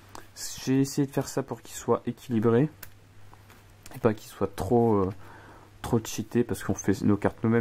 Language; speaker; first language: French; native; French